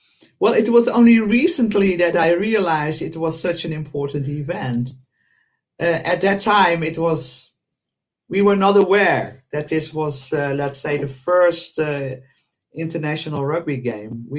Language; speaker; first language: English; non-native, fluent; Dutch